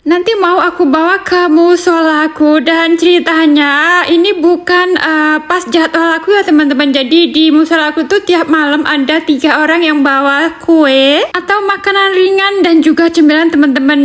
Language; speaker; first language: Indonesian; native; Indonesian